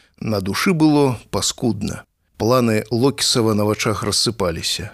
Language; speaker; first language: Belarusian; native; Belarusian